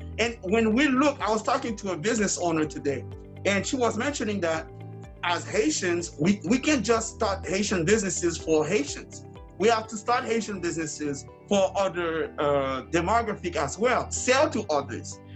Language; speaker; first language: English; early bilingual, other home language; French